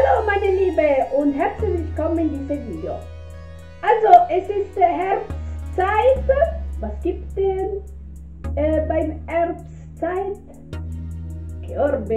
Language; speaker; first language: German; non-native, learner; Italian